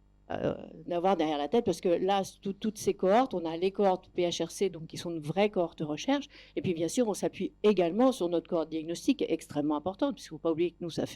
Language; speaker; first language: French; native; French